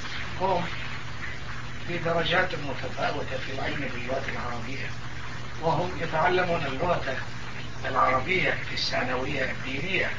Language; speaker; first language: Arabic; non-native, fluent; Turkish